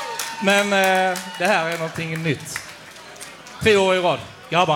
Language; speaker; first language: Swedish; native; Swedish